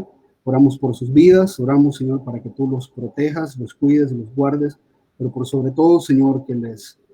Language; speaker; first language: Spanish; native; Spanish